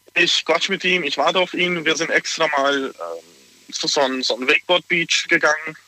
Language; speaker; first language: German; non-native, fluent; Hungarian